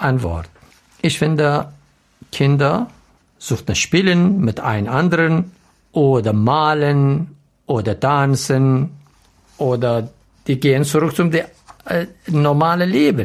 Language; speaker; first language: German; non-native, learner; Arabic